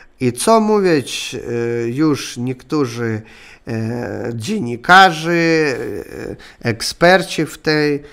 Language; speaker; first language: Polish; non-native, learner; Russian